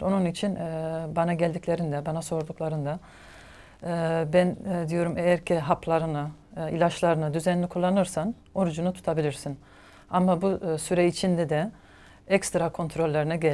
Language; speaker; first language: Turkish; native; Turkish